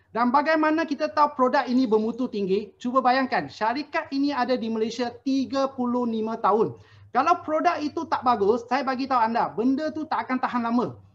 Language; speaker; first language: Malay; non-native, local second language; Chinese